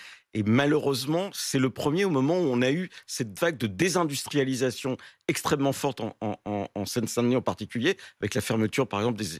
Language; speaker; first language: French; native; French